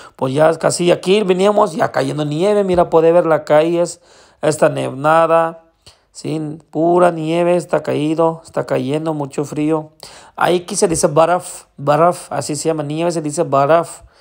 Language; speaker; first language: Spanish; non-native, learner; Urdu